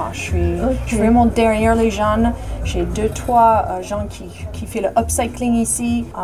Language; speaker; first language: French; non-native, fluent; English